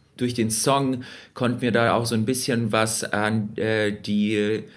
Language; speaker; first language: German; early bilingual, other home language; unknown